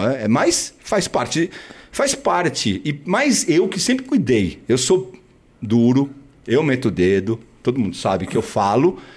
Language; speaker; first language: Portuguese; early bilingual, other home language; Spanish